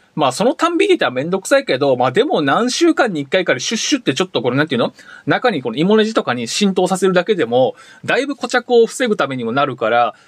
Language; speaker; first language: Japanese; native; Japanese